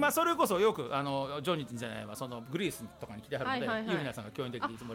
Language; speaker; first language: Japanese; native; Japanese